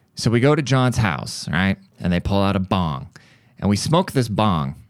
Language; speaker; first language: English; early bilingual, other home language; German